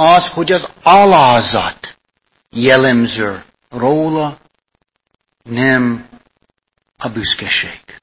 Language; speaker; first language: Hungarian; non-native, fluent; English